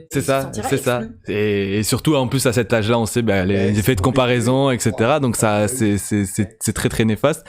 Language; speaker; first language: French; native; French